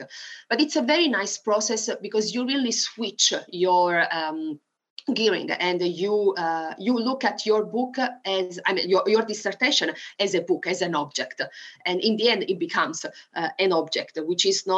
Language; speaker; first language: English; non-native, fluent; Italian